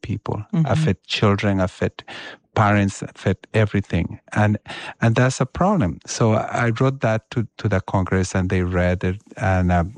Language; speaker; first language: English; non-native, fluent; Spanish